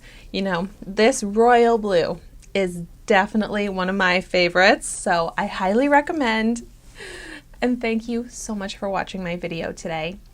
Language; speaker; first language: English; native; English